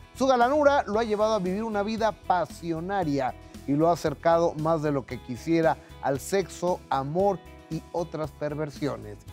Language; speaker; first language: Spanish; native; Spanish